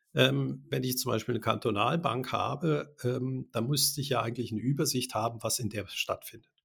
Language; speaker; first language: German; native; German